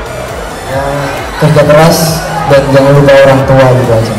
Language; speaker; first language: Indonesian; non-native, local second language; Madurese